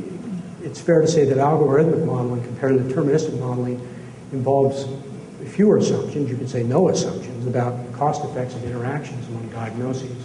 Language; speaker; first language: English; native; English